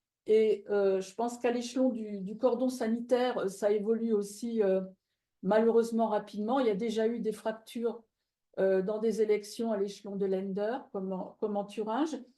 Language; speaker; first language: French; native; French